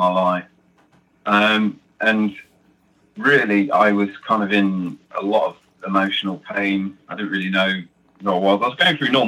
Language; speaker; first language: English; native; English